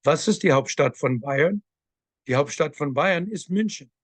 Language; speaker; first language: German; non-native, fluent; English